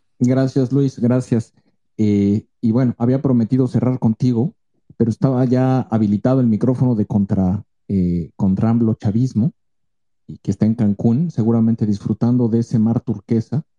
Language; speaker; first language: Spanish; native; Spanish